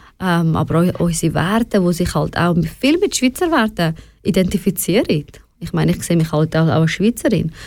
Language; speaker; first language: German; early bilingual, other home language; Persian